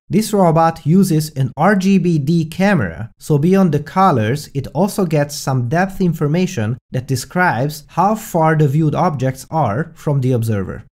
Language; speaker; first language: English; non-native, fluent; Hungarian